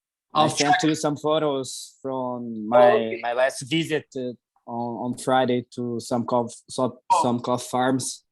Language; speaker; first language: English; non-native, learner; Portuguese